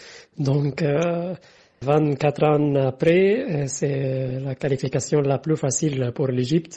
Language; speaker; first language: French; non-native, fluent; Arabic